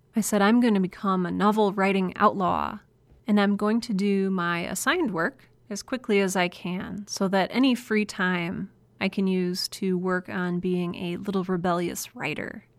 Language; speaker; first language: English; native; English